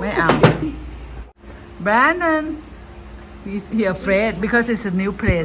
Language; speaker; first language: English; non-native, learner; Thai